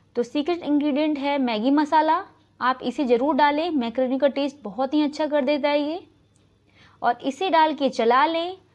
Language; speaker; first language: Hindi; native; Hindi